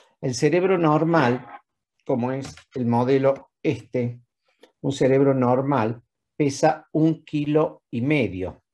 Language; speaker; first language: Spanish; native; Spanish